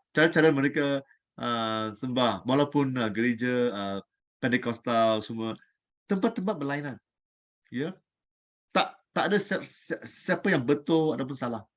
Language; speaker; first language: Malay; non-native, local second language; Chinese